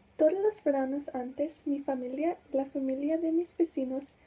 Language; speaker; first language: Spanish; non-native, learner; English